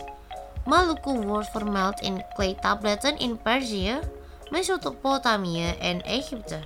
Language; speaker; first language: Dutch; non-native, learner; Indonesian